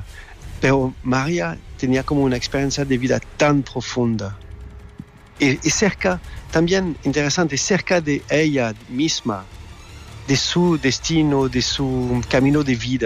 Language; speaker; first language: Spanish; non-native, learner; French